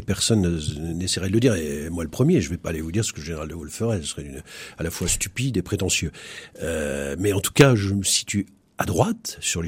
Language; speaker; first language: French; native; French